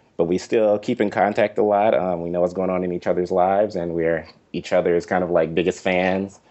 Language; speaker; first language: English; native; English